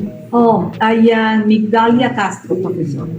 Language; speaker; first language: English; non-native, learner; Spanish